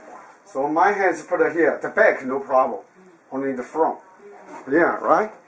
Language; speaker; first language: English; non-native, learner; Chinese